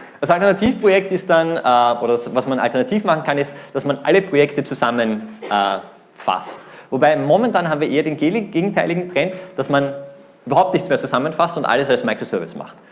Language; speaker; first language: German; native; German